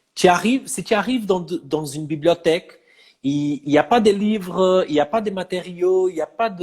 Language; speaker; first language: French; non-native, fluent; Portuguese